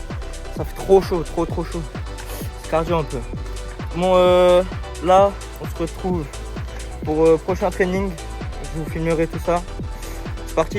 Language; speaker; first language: French; native; French